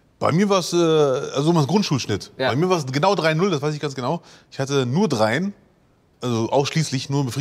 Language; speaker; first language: German; early bilingual, other home language; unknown